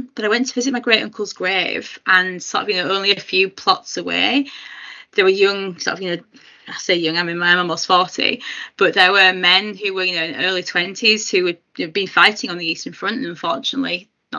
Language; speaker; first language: English; native; English